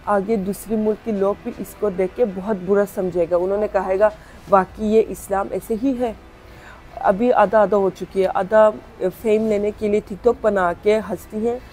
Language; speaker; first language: Urdu; non-native, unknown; Turkish